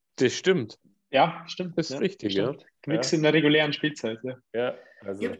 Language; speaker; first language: German; native; German